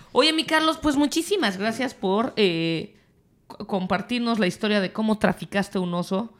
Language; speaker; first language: Spanish; native; Spanish